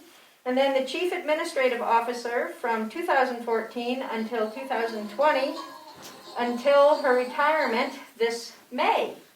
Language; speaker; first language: English; native; English